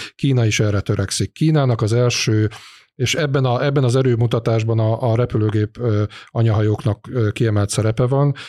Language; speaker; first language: Hungarian; native; Hungarian